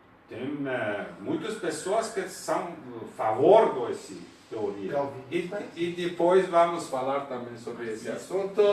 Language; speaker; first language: Portuguese; non-native, learner; Persian